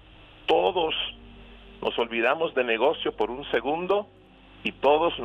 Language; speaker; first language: Spanish; early bilingual, other home language; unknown